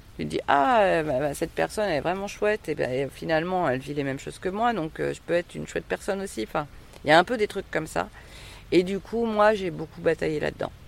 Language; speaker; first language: French; native; French